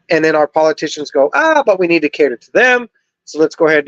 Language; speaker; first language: English; native; English